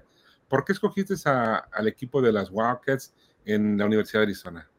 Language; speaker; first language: Spanish; native; Spanish